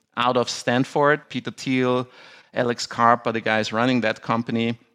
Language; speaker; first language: English; non-native, fluent; German